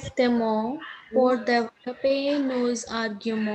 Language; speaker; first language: French; non-native, learner; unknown